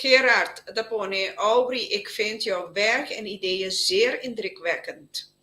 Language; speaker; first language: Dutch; non-native, local second language; Papiamento